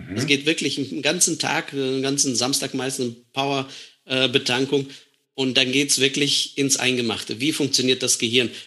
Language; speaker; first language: German; non-native, fluent; Estonian